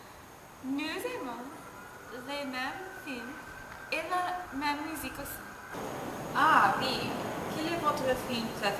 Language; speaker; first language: French; non-native, learner; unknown